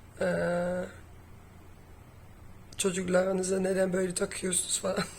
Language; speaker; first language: Turkish; non-native, fluent; Dutch